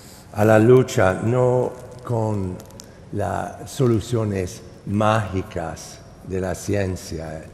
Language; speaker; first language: Spanish; non-native, fluent; English